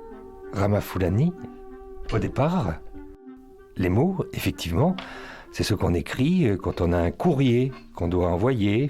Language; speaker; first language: French; native; French